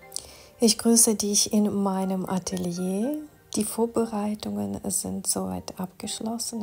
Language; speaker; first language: German; non-native, fluent; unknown